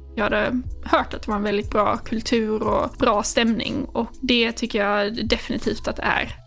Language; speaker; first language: Swedish; native; Swedish